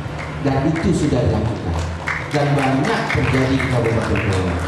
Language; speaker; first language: Indonesian; native; Indonesian